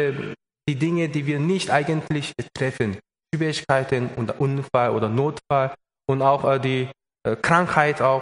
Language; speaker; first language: German; non-native, learner; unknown